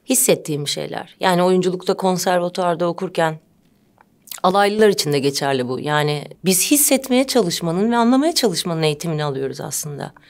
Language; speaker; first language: Turkish; native; Turkish